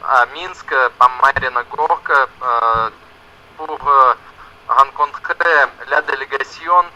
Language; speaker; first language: French; non-native, learner; Russian